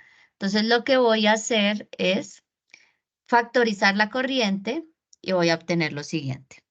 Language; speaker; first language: Spanish; native; Spanish